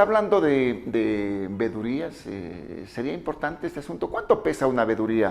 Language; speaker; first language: Spanish; native; Spanish